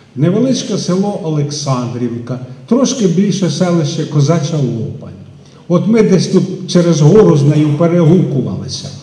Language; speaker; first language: Ukrainian; native; Ukrainian